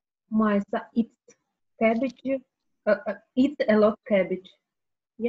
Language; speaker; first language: English; non-native, learner; Russian